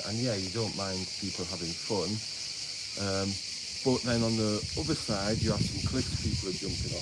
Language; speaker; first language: English; native; English